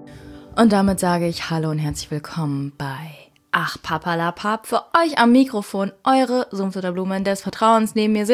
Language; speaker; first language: German; native; German